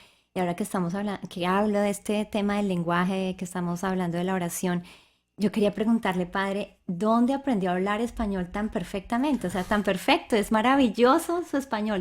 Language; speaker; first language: Spanish; native; Spanish